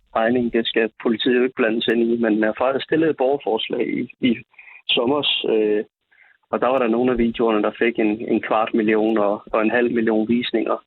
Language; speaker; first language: Danish; native; Danish